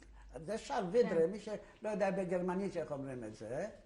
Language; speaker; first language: Hebrew; non-native, fluent; Yiddish